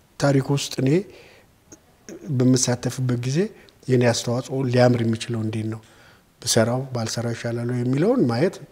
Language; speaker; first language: Amharic; native; Amharic